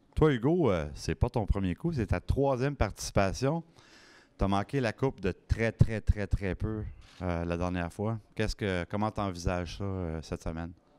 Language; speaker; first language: French; native; French